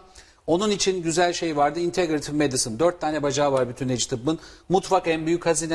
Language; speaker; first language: Turkish; native; Turkish